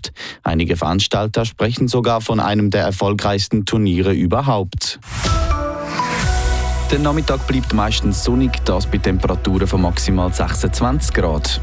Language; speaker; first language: German; native; German